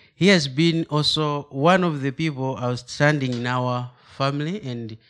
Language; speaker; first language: English; non-native, local second language; Nyanja